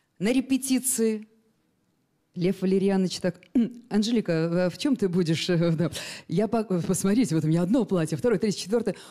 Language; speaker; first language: Russian; native; Russian